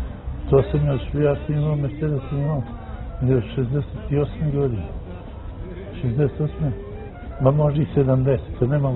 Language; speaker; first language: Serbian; non-native, local second language; Romany